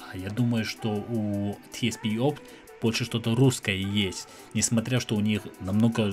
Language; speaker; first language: Russian; non-native, fluent; English